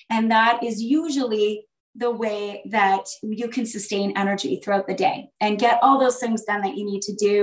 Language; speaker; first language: English; native; English